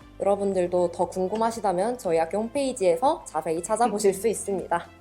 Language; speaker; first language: Korean; native; Korean